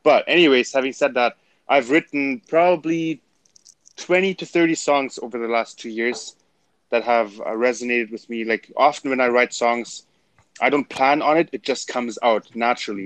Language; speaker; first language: English; non-native, fluent; German